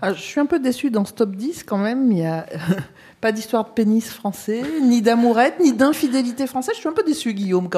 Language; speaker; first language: French; native; French